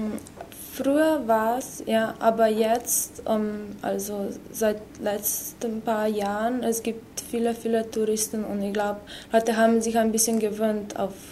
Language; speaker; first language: German; non-native, fluent; Slovenian